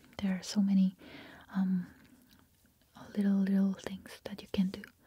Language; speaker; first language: English; non-native, fluent; Korean